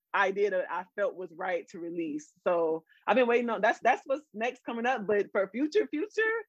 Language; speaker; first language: English; native; English